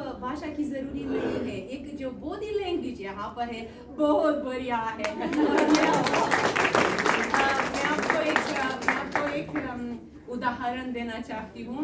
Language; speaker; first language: Hindi; non-native, learner; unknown